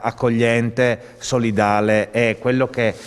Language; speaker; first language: Italian; native; Italian